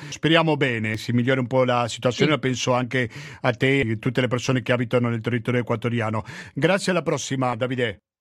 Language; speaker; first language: Italian; native; Italian